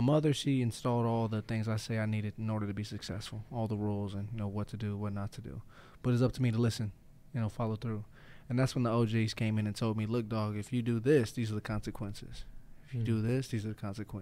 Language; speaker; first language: English; native; English